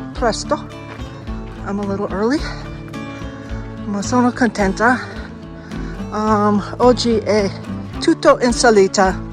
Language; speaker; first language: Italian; non-native, learner; English